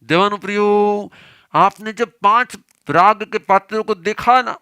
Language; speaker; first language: Hindi; non-native, local second language; Gujarati